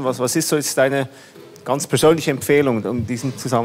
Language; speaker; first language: German; native; German